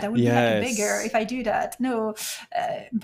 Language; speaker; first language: English; non-native, fluent; French